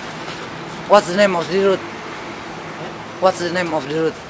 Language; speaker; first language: English; non-native, learner; Indonesian